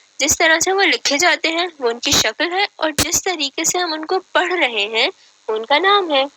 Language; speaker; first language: Urdu; native; Urdu